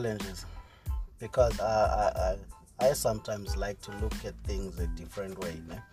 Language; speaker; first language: English; non-native, local second language; Xhosa